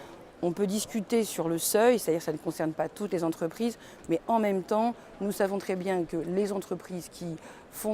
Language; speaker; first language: French; native; French